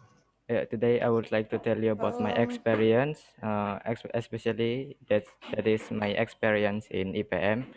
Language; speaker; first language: English; non-native, learner; Indonesian